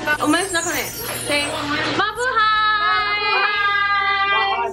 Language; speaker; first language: Filipino; early bilingual, heritage; English